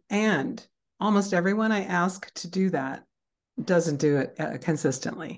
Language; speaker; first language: English; native; English